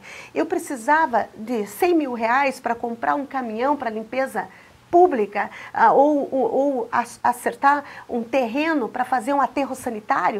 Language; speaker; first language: Portuguese; native; Portuguese